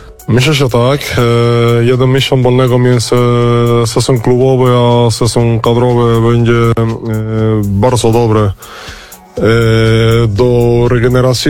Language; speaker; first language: Polish; non-native, fluent; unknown